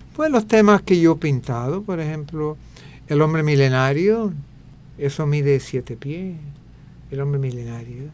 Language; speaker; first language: Spanish; early bilingual, heritage; Spanish